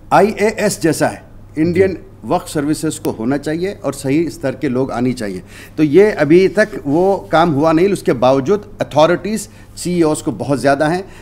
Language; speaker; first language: Urdu; native; Urdu